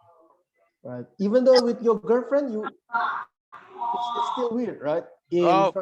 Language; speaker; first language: English; non-native, fluent; Indonesian